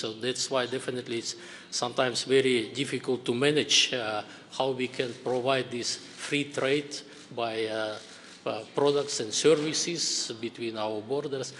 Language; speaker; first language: English; non-native, fluent; Kazakh